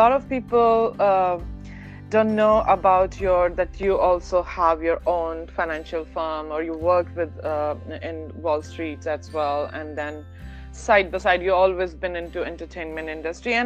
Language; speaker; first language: English; non-native, local second language; Hindi